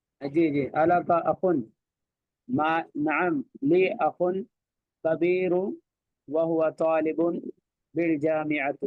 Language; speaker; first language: Arabic; non-native, learner; Urdu